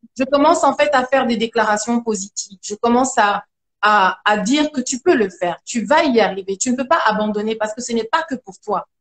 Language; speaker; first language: French; non-native, local second language; Mandingo